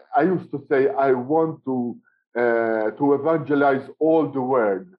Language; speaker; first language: English; non-native, fluent; Maltese